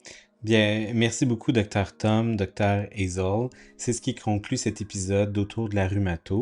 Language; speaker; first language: French; native; French